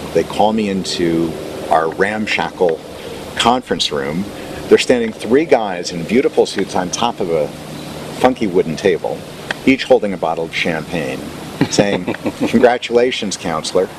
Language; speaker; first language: English; native; English